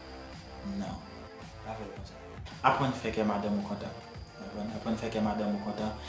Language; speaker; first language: French; non-native, learner; Haitian Creole